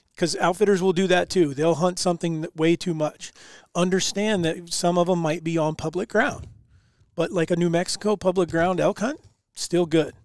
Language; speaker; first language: English; native; English